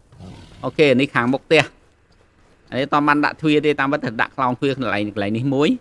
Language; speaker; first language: Khmer; native; Khmer